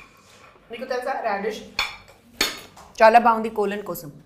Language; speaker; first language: Telugu; non-native, learner; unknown